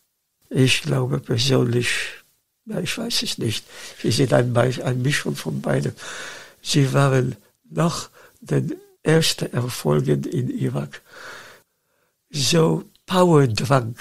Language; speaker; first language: German; non-native, fluent; Dutch